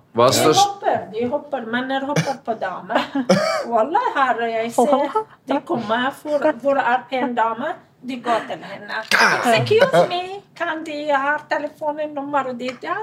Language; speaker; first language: Norwegian; non-native, learner; Arabic